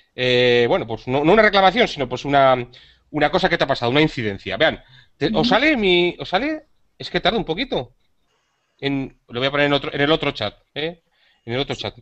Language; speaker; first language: Spanish; native; Spanish